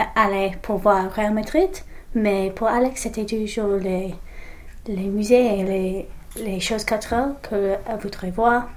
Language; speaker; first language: French; non-native, learner; English